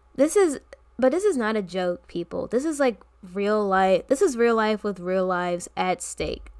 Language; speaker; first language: English; native; English